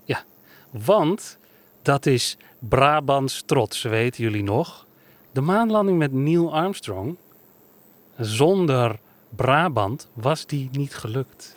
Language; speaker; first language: Dutch; native; Dutch